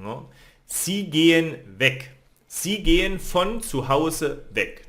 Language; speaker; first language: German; non-native, fluent; Spanish